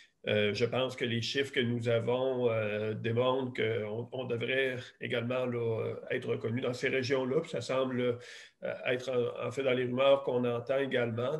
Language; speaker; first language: French; native; French